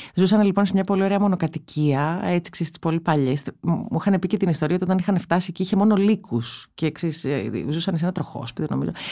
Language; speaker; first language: Greek; native; Greek